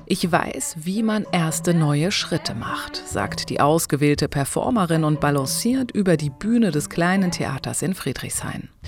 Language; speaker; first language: German; native; German